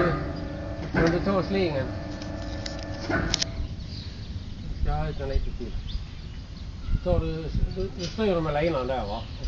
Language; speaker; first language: Swedish; native; Swedish